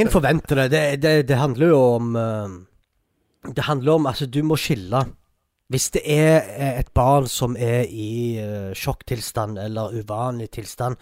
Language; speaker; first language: Norwegian; early bilingual, other home language; Arabic